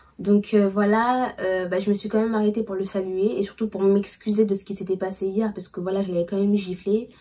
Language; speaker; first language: French; early bilingual, other home language; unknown